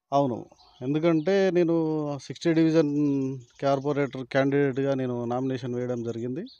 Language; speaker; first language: Telugu; native; Telugu